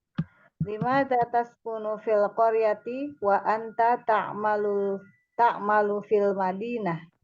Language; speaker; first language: Arabic; non-native, learner; Indonesian